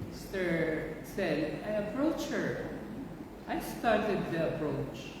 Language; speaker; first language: English; non-native, local second language; Filipino